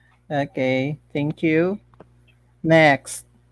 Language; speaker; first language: English; non-native, local second language; Filipino